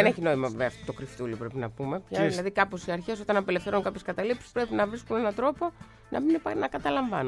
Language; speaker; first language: Greek; native; Greek